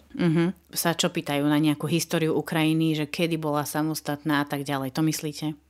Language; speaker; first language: Slovak; native; Slovak